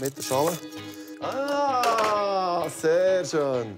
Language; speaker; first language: German; native; German